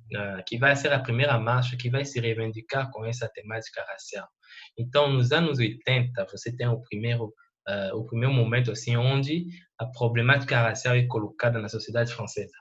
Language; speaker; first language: Portuguese; non-native, fluent; French